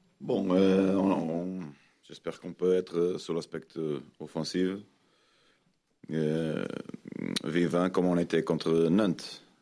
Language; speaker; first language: French; non-native, fluent; Portuguese